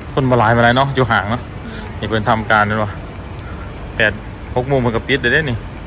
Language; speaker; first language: Thai; native; Thai